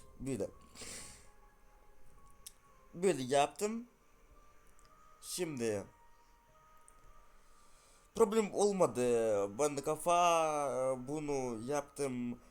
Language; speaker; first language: Turkish; non-native, learner; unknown